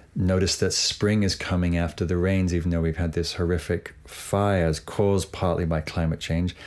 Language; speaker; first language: English; native; English